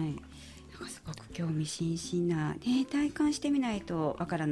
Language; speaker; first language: Japanese; native; Japanese